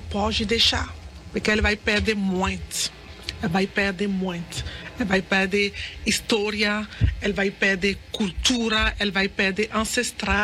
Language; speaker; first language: Portuguese; non-native, learner; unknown